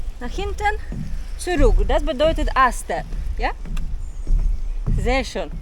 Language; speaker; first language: German; non-native, learner; Ukrainian